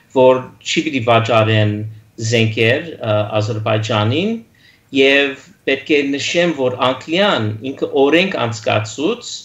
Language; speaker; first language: Armenian; early bilingual, heritage; Armenian